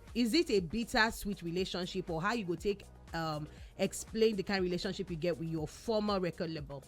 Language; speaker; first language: Nigerian Pidgin; native; Nigerian Pidgin